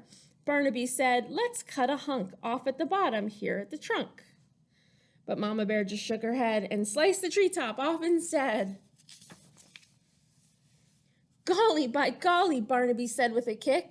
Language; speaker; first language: English; native; English